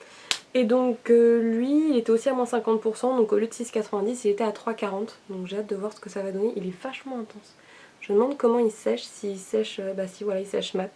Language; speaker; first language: French; native; French